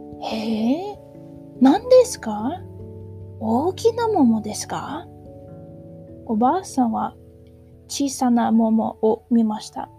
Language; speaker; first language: Japanese; non-native, learner; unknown